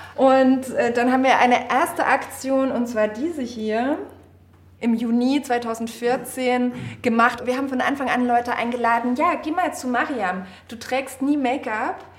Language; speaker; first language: German; native; German